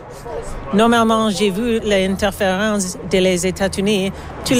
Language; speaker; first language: French; non-native, learner; English